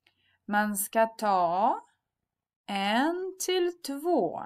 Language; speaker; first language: Swedish; non-native, fluent; Russian